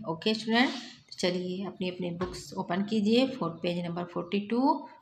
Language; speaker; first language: Hindi; native; Hindi